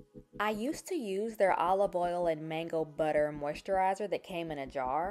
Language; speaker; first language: English; native; English